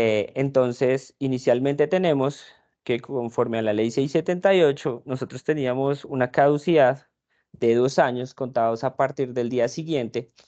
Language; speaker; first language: Spanish; native; Spanish